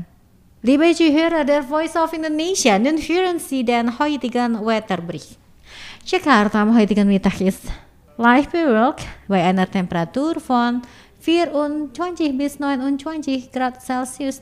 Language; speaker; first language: German; non-native, fluent; Indonesian